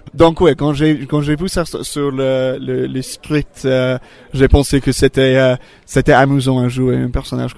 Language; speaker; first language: French; non-native, fluent; English